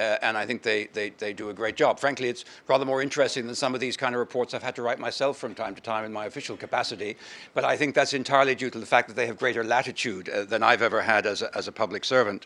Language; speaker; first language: English; native; English